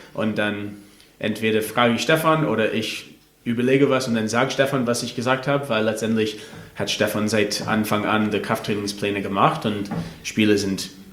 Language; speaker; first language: German; non-native, fluent; English